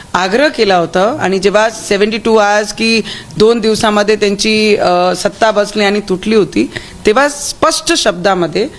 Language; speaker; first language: Marathi; non-native, local second language; Punjabi